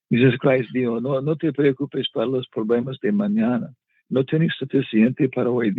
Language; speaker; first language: Spanish; non-native, learner; English